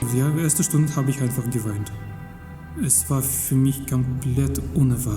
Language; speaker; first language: German; non-native, fluent; Russian